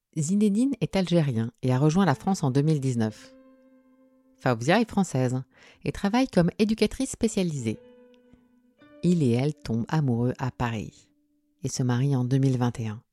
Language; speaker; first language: French; native; French